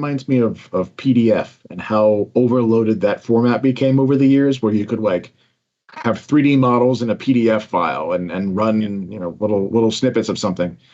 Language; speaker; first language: English; native; English